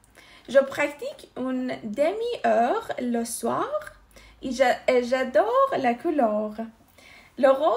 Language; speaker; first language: French; non-native, learner; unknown